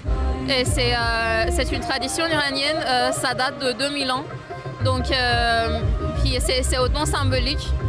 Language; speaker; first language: French; early bilingual, other home language; Persian